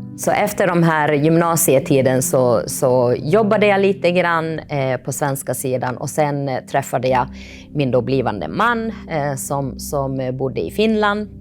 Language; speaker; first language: Swedish; early bilingual, other home language; Finnish